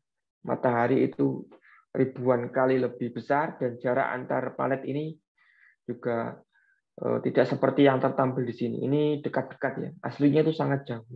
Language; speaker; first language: Indonesian; native; Indonesian